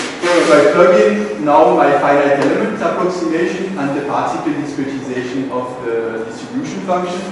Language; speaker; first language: English; non-native, fluent; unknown